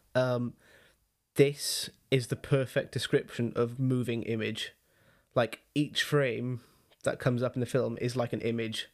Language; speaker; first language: English; non-native, local second language; Welsh